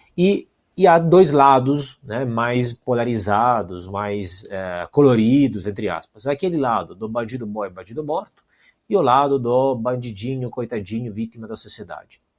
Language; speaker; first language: Portuguese; non-native, fluent; Italian